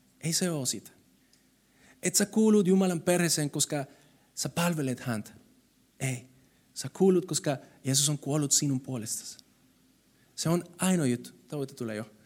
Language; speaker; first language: Finnish; non-native, fluent; Spanish